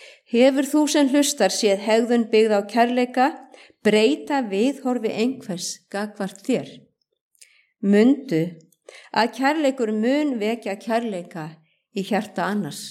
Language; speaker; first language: Icelandic; native; Icelandic